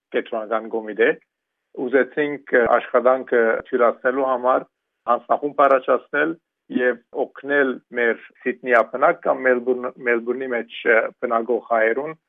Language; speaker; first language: Armenian; early bilingual, heritage; Armenian